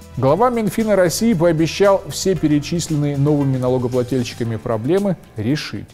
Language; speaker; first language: Russian; native; Russian